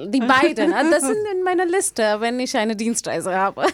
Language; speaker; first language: German; non-native, fluent; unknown